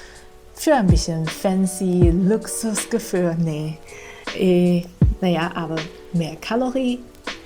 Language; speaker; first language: German; non-native, fluent; Chinese